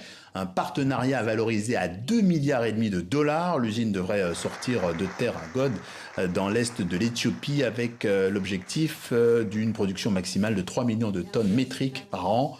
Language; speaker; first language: French; native; French